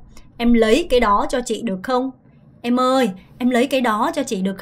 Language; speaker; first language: Vietnamese; non-native, fluent; Korean